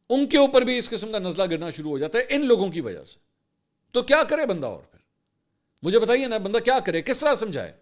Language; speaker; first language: Urdu; native; Urdu